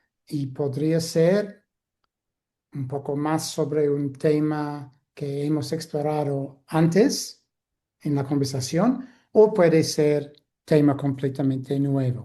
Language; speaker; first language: Spanish; non-native, fluent; English